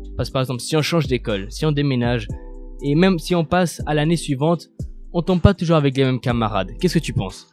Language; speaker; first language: French; non-native, fluent; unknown